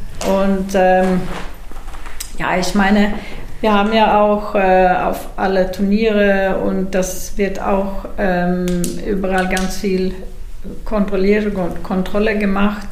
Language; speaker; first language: German; non-native, fluent; Swedish